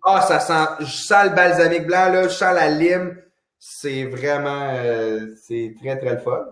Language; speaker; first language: French; native; French